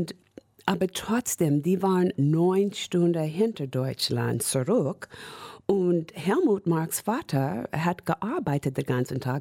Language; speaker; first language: German; non-native, fluent; English